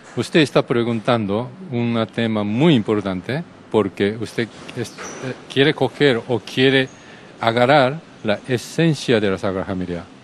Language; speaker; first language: Spanish; non-native, learner; Japanese